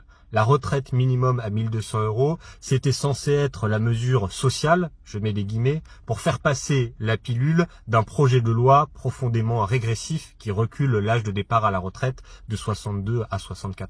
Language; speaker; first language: French; native; French